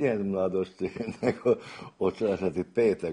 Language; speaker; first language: Serbian; early bilingual, heritage; Croatian